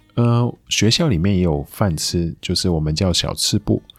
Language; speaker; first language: Chinese; non-native, local second language; Cantonese